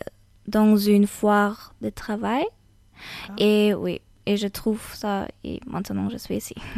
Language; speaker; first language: French; non-native, learner; German